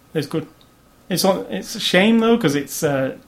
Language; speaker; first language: English; native; English